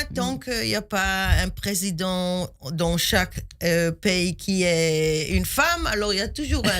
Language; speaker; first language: French; non-native, fluent; Hebrew